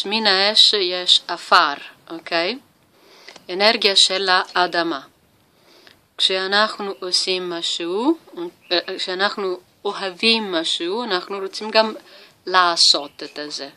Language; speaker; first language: Hebrew; non-native, learner; Italian